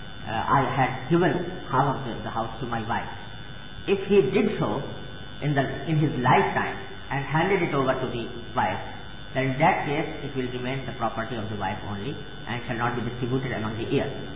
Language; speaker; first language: English; non-native, local second language; Urdu